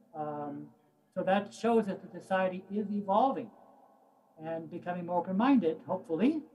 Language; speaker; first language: English; native; English